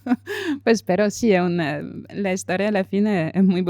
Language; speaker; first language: Spanish; non-native, fluent; French